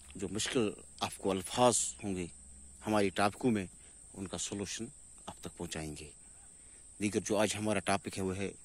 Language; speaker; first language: Urdu; non-native, local second language; Kashmiri